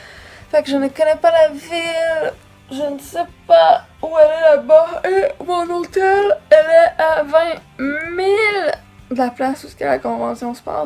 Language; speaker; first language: French; native; French